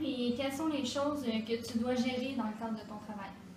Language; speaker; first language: French; native; French